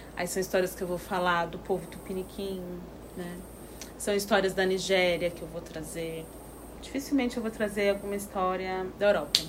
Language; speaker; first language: Portuguese; native; Portuguese